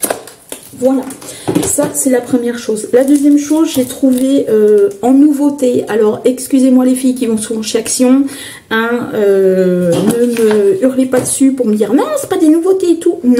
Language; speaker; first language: French; native; French